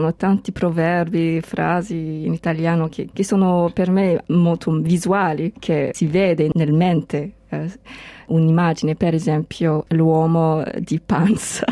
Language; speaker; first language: Italian; non-native, fluent; English